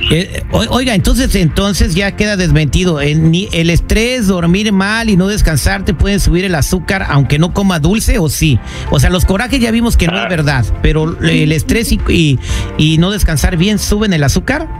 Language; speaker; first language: Spanish; native; Spanish